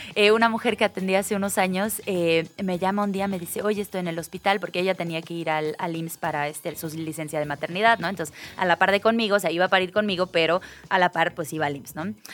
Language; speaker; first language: Spanish; native; Spanish